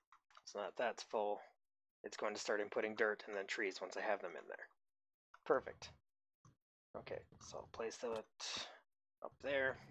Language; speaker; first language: English; native; English